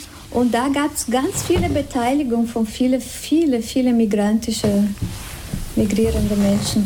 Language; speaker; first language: German; non-native, fluent; Spanish